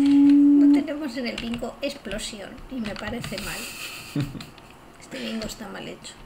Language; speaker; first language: Spanish; native; Spanish